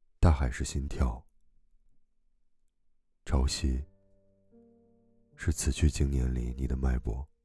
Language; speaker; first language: Chinese; native; Chinese